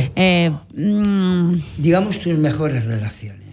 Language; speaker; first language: Spanish; native; Spanish